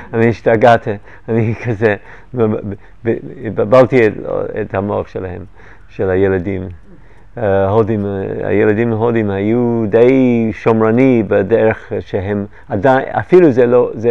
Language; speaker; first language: Hebrew; non-native, fluent; English